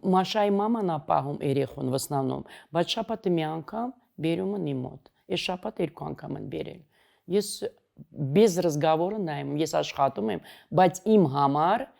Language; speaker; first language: Armenian; native; Armenian